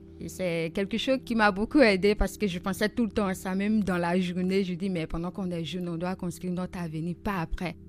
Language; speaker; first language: French; non-native, local second language; Soninke